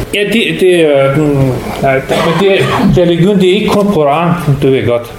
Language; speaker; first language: Danish; non-native, learner; Persian